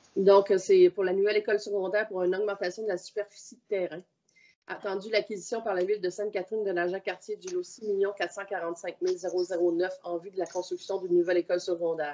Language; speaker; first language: French; native; French